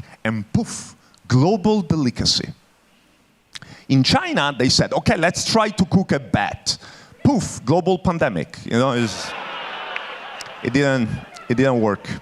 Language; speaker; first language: English; non-native, fluent; Italian